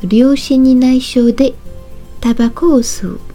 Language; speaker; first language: Japanese; non-native, learner; French